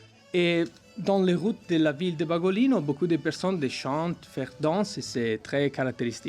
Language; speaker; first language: French; non-native, learner; Italian